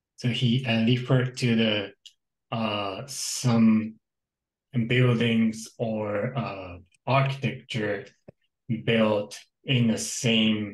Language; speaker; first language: English; non-native, local second language; Japanese